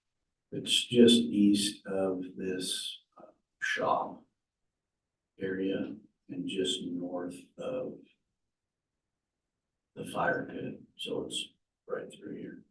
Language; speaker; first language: English; native; English